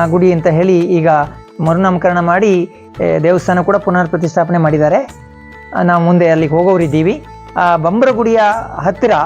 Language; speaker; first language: Kannada; native; Kannada